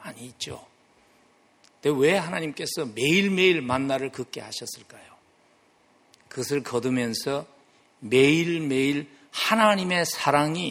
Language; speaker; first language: Korean; native; Korean